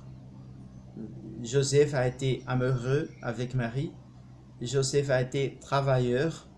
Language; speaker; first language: French; non-native, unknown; Spanish